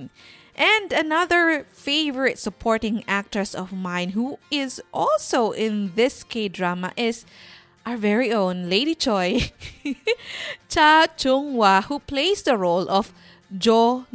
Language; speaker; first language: English; non-native, local second language; Bikol